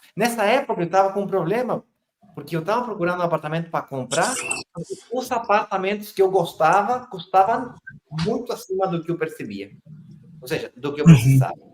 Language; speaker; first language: Portuguese; non-native, fluent; Spanish